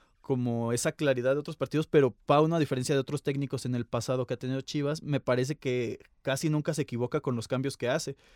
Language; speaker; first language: Spanish; native; Spanish